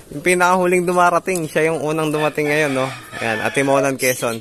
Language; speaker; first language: Filipino; native; Filipino